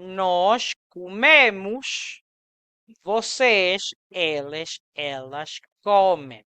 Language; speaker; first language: Portuguese; non-native, fluent; Spanish